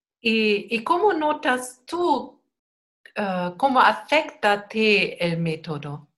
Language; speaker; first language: Spanish; non-native, learner; German